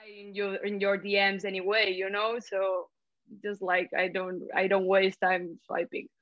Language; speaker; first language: English; non-native, fluent; Spanish